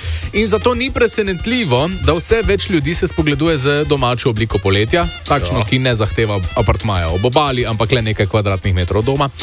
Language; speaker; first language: Slovenian; native; Slovenian